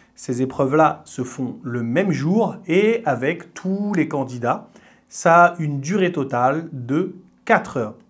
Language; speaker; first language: French; native; French